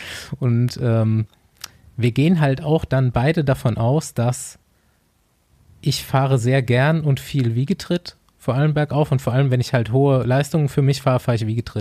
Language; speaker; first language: German; native; German